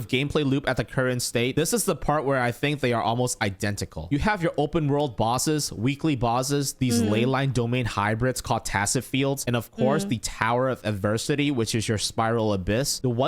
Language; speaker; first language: English; native; English